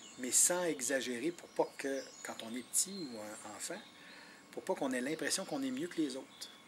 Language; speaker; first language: French; non-native, local second language; Innu-aimun